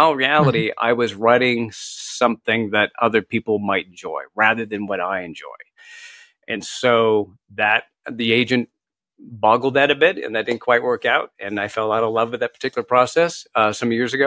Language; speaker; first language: English; native; English